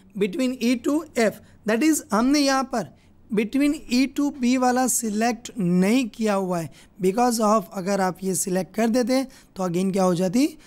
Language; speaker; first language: Hindi; non-native, local second language; Gujarati